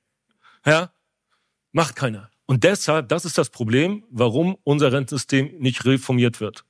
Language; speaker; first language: German; native; German